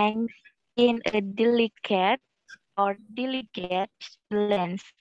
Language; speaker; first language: English; non-native, learner; Indonesian